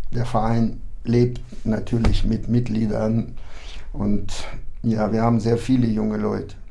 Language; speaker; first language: German; early bilingual, heritage; German